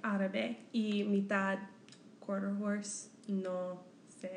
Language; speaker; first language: Spanish; non-native, learner; English